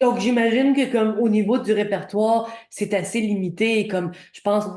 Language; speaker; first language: French; native; French